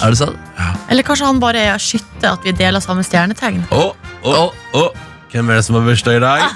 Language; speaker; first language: Norwegian; native; Norwegian